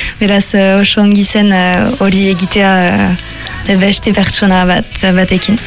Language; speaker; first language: Basque; non-native, local second language; French